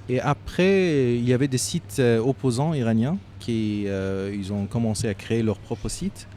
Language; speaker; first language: French; non-native, fluent; Persian